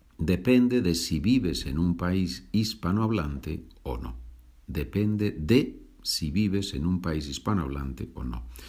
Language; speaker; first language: Spanish; native; Spanish